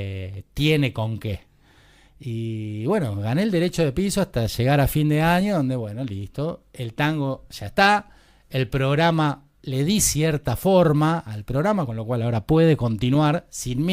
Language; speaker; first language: Spanish; native; Spanish